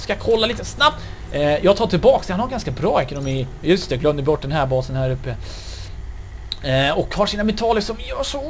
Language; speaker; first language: Swedish; native; Swedish